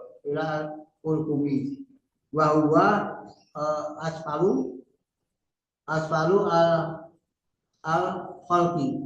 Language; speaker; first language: Arabic; non-native, learner; Indonesian